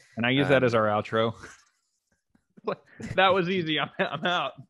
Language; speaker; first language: English; native; English